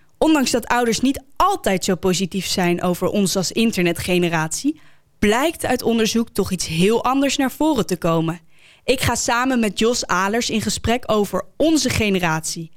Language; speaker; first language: Dutch; native; Dutch